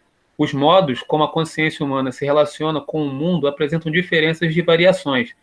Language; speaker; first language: Portuguese; native; Portuguese